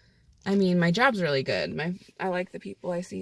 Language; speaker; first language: English; native; English